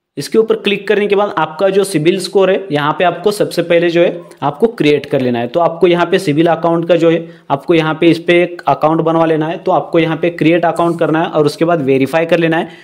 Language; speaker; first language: Hindi; non-native, local second language; Marathi